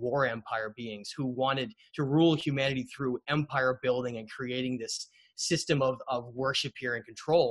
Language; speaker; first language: English; native; English